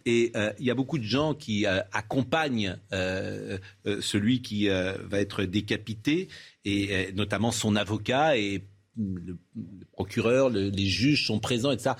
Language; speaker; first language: French; native; French